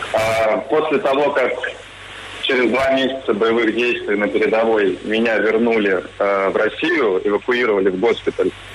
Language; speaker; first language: Russian; native; Russian